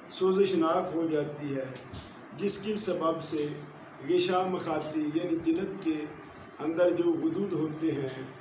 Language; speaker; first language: Urdu; non-native, local second language; Punjabi